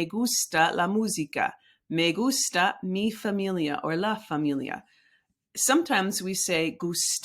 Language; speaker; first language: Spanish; non-native, fluent; English